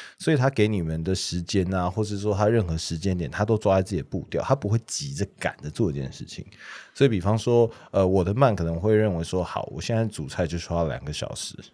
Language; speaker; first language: Chinese; native; Chinese